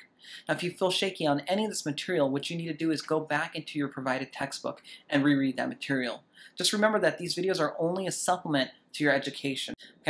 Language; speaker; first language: English; native; English